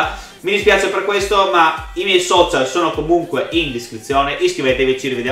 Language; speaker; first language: Italian; native; Italian